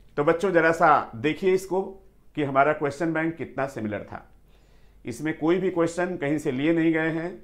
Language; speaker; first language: Hindi; native; Hindi